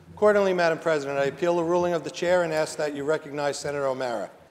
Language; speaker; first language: English; native; English